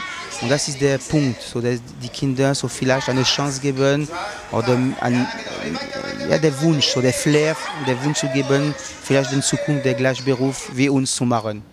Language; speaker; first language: German; non-native, learner; French